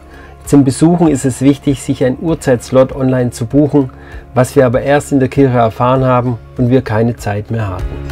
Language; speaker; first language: German; native; German